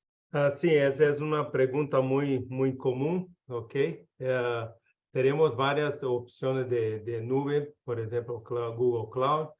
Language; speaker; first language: Spanish; non-native, learner; Portuguese